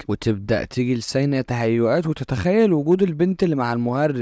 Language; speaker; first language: Arabic; native; Arabic